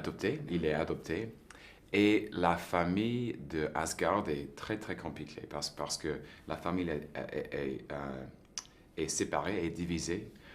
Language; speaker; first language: French; non-native, fluent; English